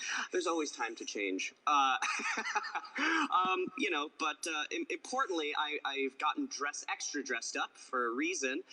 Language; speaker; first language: English; native; English